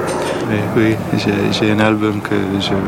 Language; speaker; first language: French; non-native, learner; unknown